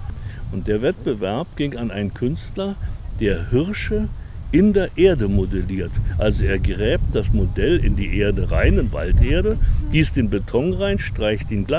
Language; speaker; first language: German; native; German